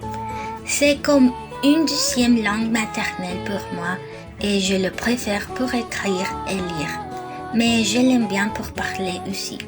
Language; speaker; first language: French; non-native, learner; Spanish